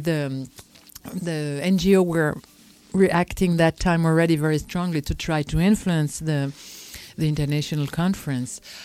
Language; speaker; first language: English; non-native, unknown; French